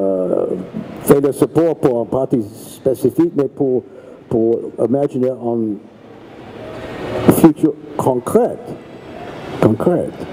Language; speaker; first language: French; non-native, learner; English